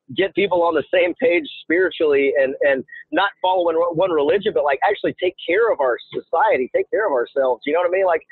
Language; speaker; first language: English; native; English